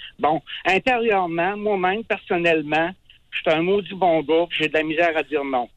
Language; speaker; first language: French; native; French